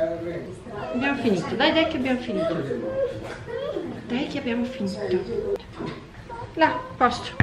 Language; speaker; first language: Italian; native; Italian